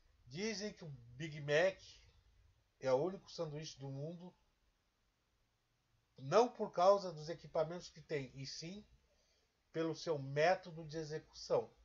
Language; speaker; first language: Portuguese; native; Portuguese